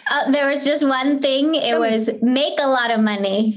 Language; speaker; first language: English; early bilingual, other home language; Spanish